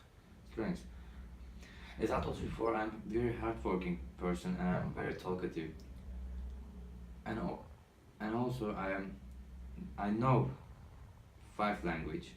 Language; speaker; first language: English; non-native, learner; Turkish